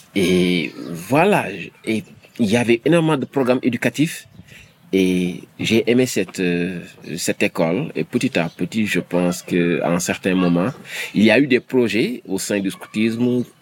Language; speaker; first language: French; non-native, local second language; Wolof